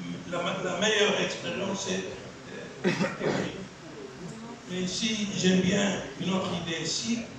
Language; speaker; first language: French; non-native, local second language; Arabic